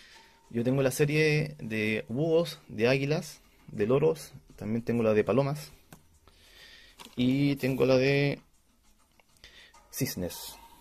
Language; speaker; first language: Spanish; native; Spanish